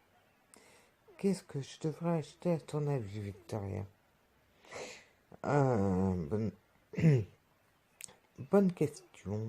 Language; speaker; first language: French; native; French